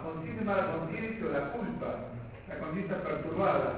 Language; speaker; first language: Spanish; native; Spanish